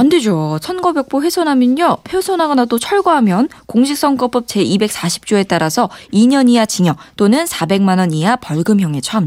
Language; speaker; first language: Korean; native; Korean